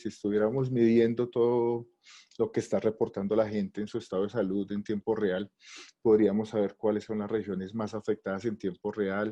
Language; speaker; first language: Spanish; native; Spanish